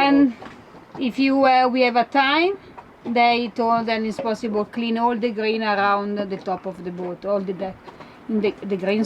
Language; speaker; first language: English; non-native, learner; Spanish